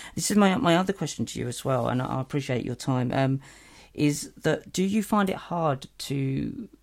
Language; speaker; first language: English; native; English